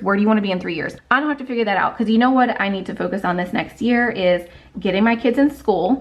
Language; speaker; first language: English; native; English